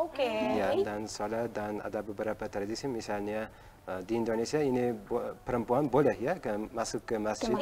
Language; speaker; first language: Indonesian; non-native, learner; Uzbek